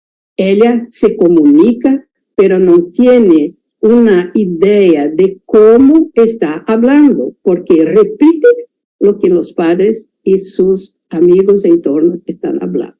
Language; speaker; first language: Spanish; non-native, fluent; Portuguese